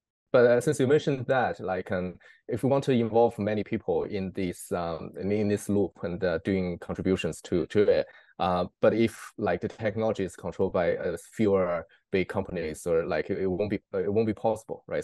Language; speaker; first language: English; non-native, fluent; Chinese